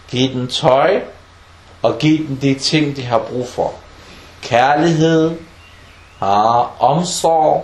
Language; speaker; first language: Danish; early bilingual, other home language; Arabic